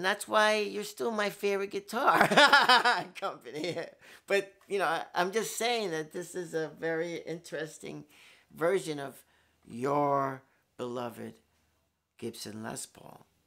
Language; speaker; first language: English; native; English